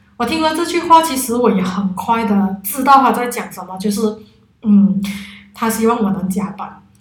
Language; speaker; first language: Chinese; non-native, local second language; Cantonese